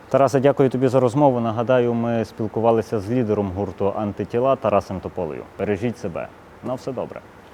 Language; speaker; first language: Ukrainian; native; Ukrainian